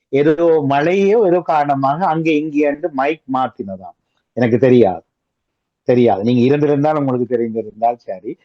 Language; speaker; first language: Tamil; native; Tamil